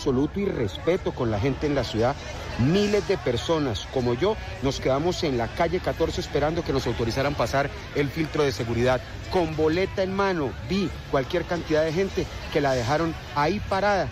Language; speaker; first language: Spanish; native; Spanish